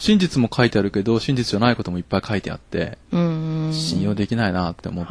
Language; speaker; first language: Japanese; native; Japanese